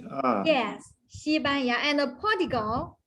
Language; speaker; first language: English; non-native, fluent; Chinese